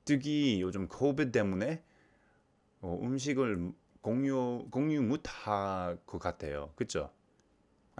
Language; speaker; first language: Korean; non-native, learner; English